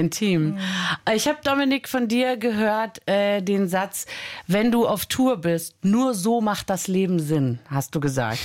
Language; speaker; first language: German; native; German